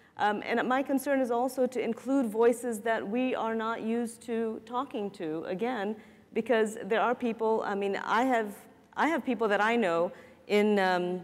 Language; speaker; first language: English; native; English